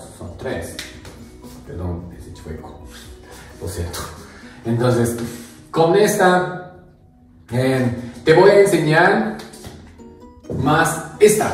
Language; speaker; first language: Spanish; non-native, learner; Japanese